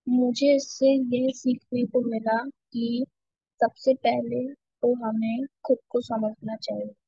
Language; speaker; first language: Hindi; native; Hindi